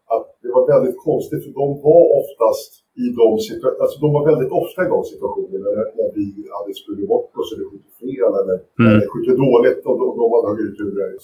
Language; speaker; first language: Swedish; native; Swedish